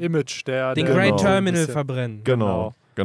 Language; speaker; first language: German; native; German